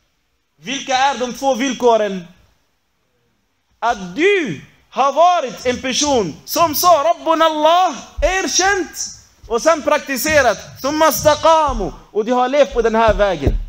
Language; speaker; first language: Swedish; non-native, fluent; Arabic